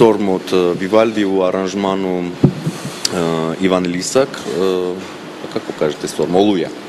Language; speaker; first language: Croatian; non-native, fluent; Armenian